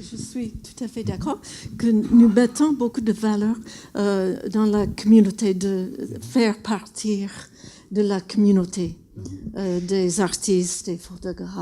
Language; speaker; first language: French; non-native, fluent; English